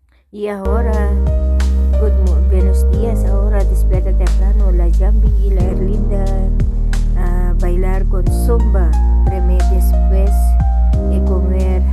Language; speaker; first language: Spanish; non-native, learner; Filipino